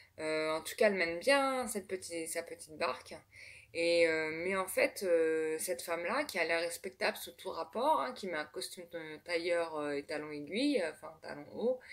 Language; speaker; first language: French; native; French